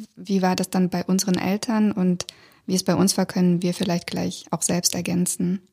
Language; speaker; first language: German; early bilingual, other home language; Russian